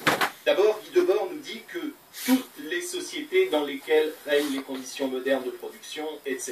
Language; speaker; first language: French; native; French